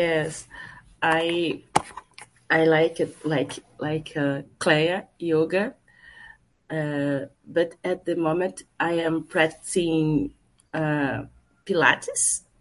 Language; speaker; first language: English; non-native, learner; Portuguese